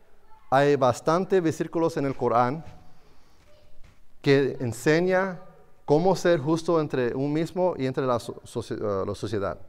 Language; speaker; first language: Spanish; non-native, fluent; English